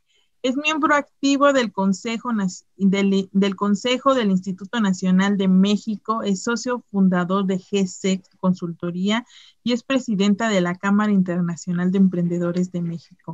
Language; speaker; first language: Spanish; native; Spanish